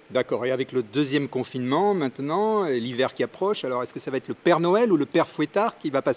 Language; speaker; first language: French; native; French